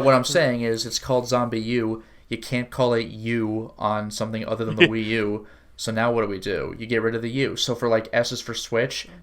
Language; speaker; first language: English; native; English